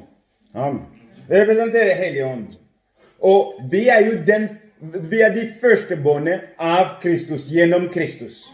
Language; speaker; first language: Norwegian; non-native, fluent; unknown